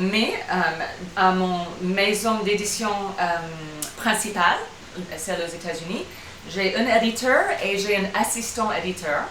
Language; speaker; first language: French; non-native, fluent; English